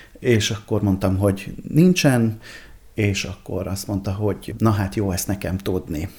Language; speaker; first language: Hungarian; native; Hungarian